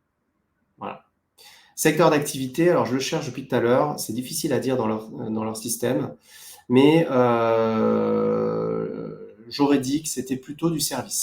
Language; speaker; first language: French; native; French